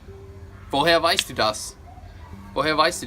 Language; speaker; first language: German; non-native, fluent; English